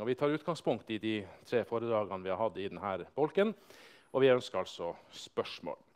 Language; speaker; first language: Norwegian; native; Norwegian